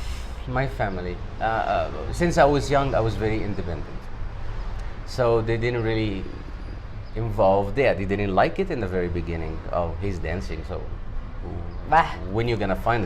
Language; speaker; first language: English; non-native, fluent; Arabic